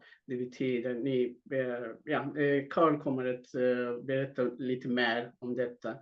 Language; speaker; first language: Swedish; non-native, fluent; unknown